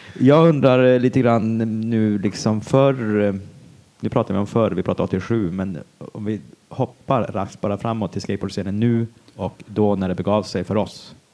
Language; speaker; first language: Swedish; native; Swedish